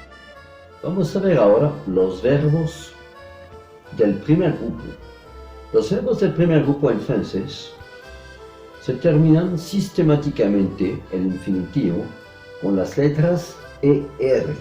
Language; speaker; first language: Spanish; non-native, fluent; French